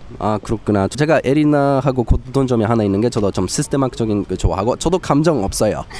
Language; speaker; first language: Korean; non-native, fluent; English